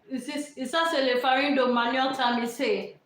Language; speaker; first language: French; non-native, learner; English